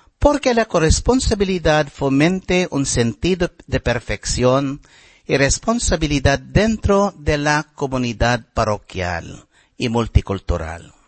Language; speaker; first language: Spanish; non-native, fluent; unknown